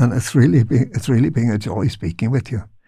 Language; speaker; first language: English; native; English